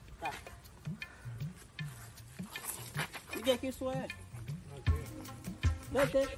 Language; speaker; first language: Polish; non-native, learner; Swahili